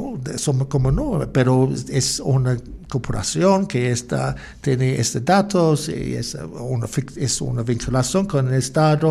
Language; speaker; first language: Spanish; non-native, learner; English